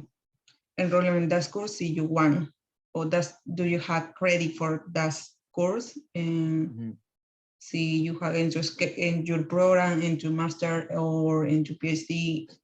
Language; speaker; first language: English; non-native, learner; Spanish